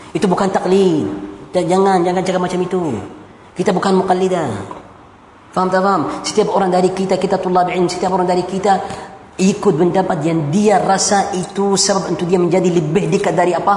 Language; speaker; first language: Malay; non-native, fluent; Arabic